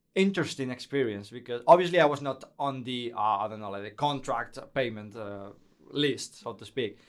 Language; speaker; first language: English; non-native, fluent; Spanish